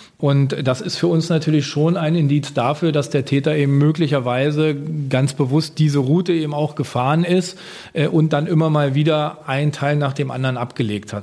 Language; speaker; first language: German; native; German